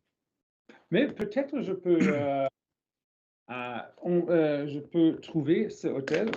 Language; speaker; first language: French; non-native, learner; English